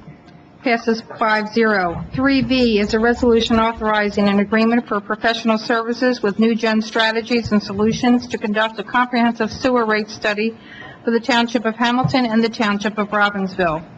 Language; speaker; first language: English; native; English